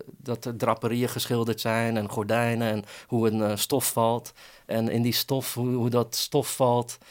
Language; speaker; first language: Dutch; early bilingual, other home language; Persian